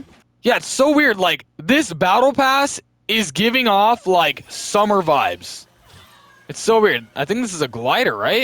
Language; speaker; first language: English; native; English